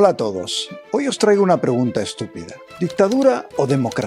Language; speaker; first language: Spanish; native; Spanish